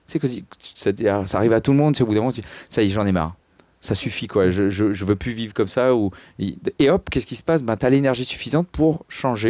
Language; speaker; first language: French; native; French